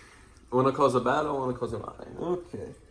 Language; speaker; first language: Italian; non-native, learner; English